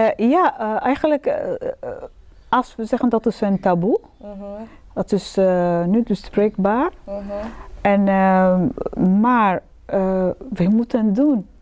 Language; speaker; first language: Dutch; non-native, learner; Arabic